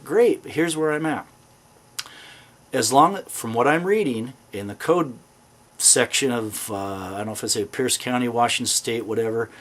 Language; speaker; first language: English; native; English